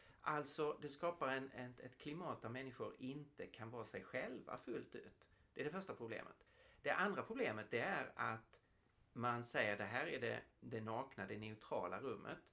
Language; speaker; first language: Swedish; native; Swedish